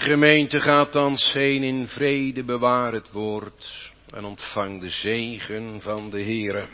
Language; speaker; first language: Dutch; native; Dutch